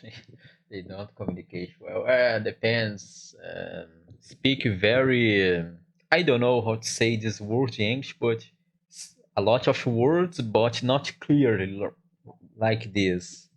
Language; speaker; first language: English; non-native, learner; Portuguese